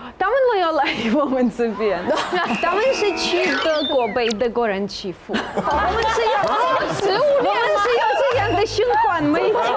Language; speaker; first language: Chinese; non-native, fluent; Ukrainian